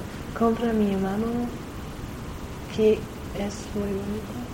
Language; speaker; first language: Spanish; non-native, learner; German